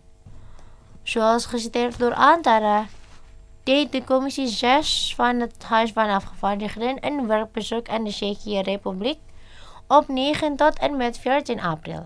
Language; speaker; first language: Dutch; non-native, fluent; Indonesian